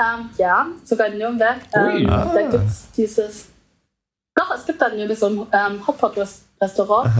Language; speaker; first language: German; early bilingual, other home language; Vietnamese